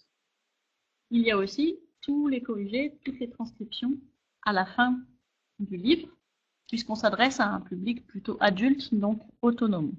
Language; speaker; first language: French; native; French